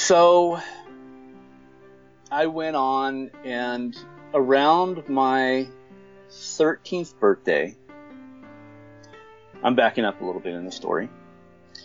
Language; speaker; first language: English; native; English